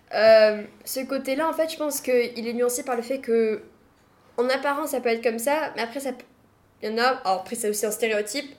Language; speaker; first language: French; native; French